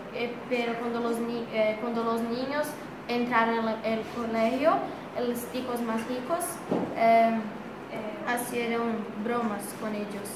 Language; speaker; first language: Spanish; non-native, learner; Portuguese